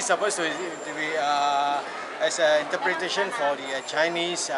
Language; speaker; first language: English; non-native, local second language; Chinese